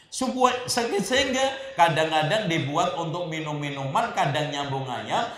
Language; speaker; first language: Indonesian; native; Indonesian